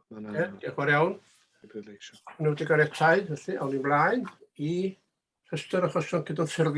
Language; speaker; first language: Welsh; native; Welsh